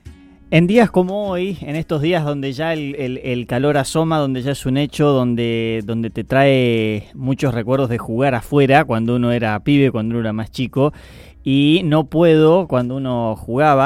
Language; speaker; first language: Spanish; native; Spanish